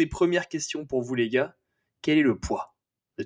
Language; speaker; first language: French; native; French